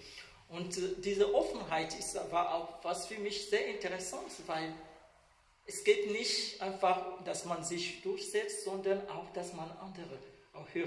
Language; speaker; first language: German; non-native, fluent; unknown